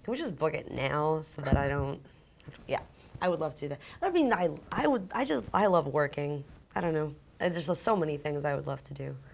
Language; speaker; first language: English; early bilingual, other home language; Ukrainian